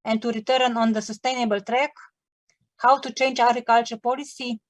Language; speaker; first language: English; non-native, learner; Slovenian